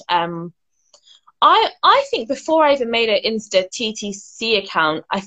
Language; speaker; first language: English; native; English